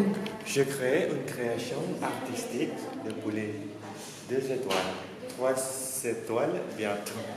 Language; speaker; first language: French; non-native, learner; Indonesian